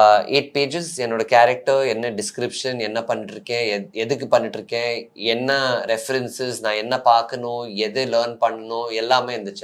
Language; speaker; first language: Tamil; non-native, fluent; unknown